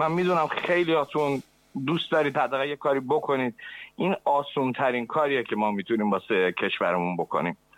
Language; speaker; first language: Persian; early bilingual, heritage; Persian